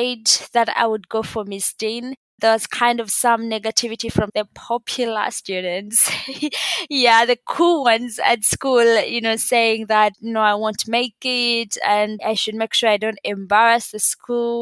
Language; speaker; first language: English; non-native, local second language; Ganda